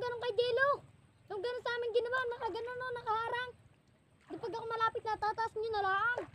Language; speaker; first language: Filipino; native; Filipino